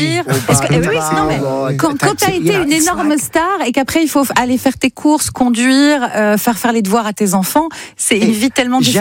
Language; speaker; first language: French; native; French